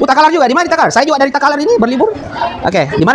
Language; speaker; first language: Indonesian; native; Indonesian